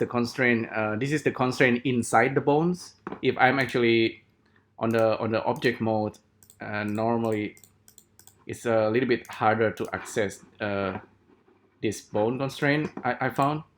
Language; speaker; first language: English; non-native, fluent; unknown